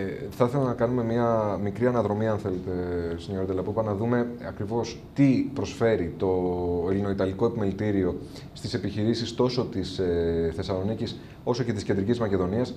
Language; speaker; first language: Greek; native; Greek